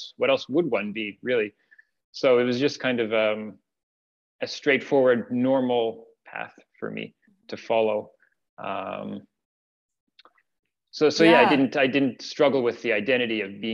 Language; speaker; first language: English; native; English